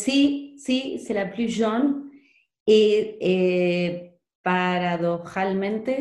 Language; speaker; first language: French; non-native, learner; Spanish